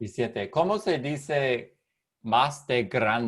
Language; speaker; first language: Spanish; non-native, learner; English